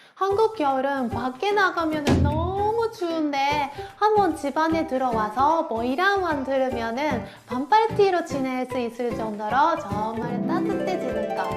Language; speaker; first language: Korean; non-native, fluent; Japanese